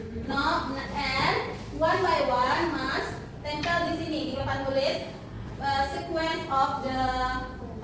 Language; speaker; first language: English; non-native, learner; Indonesian